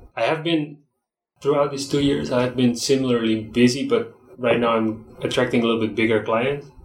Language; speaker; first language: English; non-native, fluent; Dutch